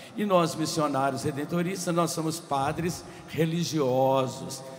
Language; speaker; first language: Portuguese; native; Portuguese